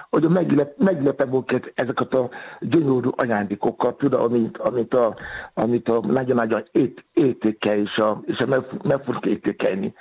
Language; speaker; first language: Hungarian; non-native, fluent; Yoruba